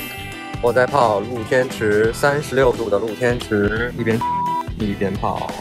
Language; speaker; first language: Chinese; native; Chinese